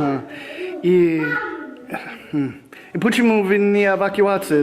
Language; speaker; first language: Russian; non-native, learner; English